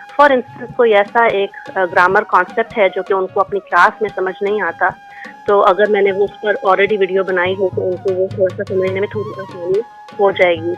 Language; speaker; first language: Urdu; native; Urdu